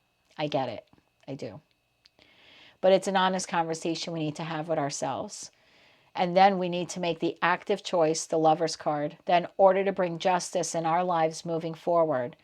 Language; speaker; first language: English; native; English